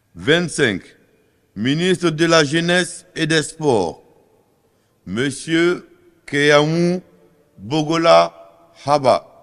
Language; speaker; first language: French; non-native, local second language; Fula